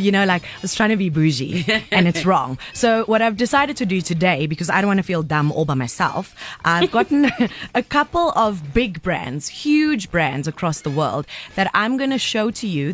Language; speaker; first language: English; native; English